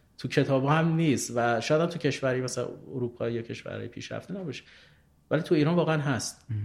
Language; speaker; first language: Persian; native; Persian